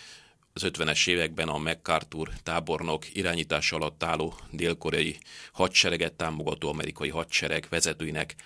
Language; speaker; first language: Hungarian; native; Hungarian